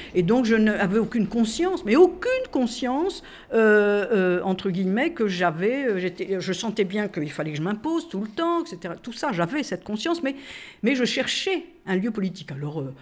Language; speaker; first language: French; native; French